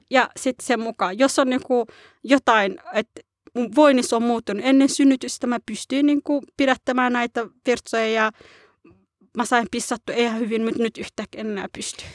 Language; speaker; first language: Finnish; early bilingual, other home language; Somali